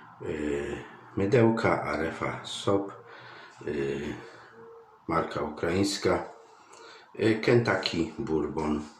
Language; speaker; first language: Polish; native; Polish